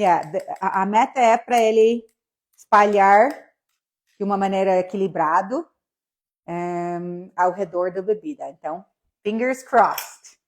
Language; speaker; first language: Portuguese; non-native, fluent; English